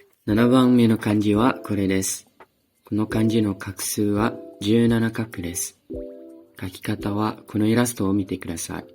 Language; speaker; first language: Japanese; non-native, learner; Indonesian